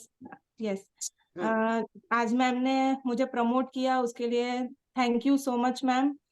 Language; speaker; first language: Hindi; native; Hindi